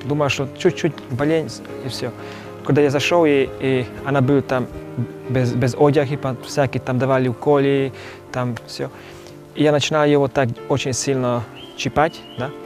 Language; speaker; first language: Russian; non-native, local second language; Romany